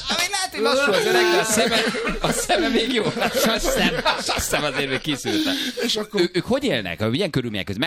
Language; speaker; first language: Hungarian; native; Hungarian